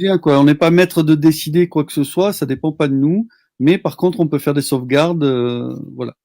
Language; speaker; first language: French; native; French